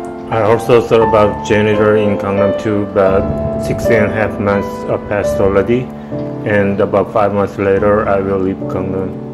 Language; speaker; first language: English; non-native, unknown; Korean